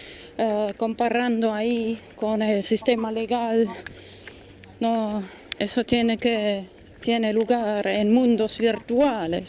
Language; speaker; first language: Spanish; non-native, fluent; German